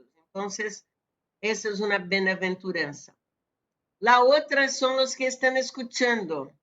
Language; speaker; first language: Spanish; non-native, fluent; Portuguese